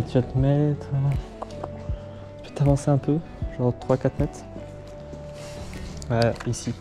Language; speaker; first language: French; native; French